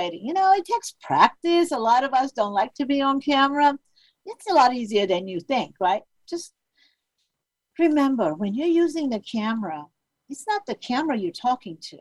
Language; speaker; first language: English; non-native, fluent; Armenian